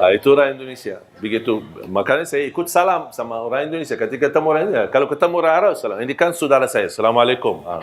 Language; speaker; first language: Malay; non-native, fluent; Arabic